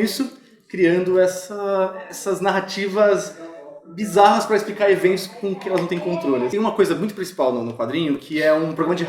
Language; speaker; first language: Portuguese; native; Portuguese